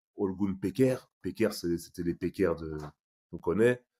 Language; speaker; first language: French; native; French